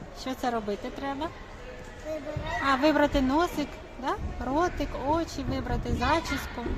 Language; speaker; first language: Ukrainian; native; Ukrainian